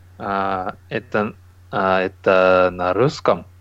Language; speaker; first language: Russian; non-native, learner; Japanese